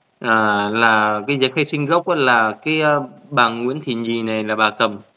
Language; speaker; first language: Vietnamese; native; Vietnamese